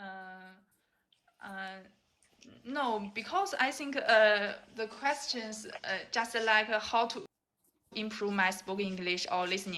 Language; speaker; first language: English; non-native, learner; Chinese